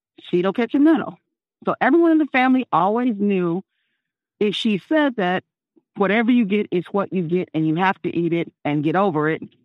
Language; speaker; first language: English; native; English